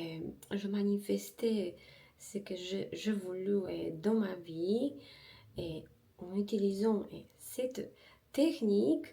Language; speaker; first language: French; non-native, learner; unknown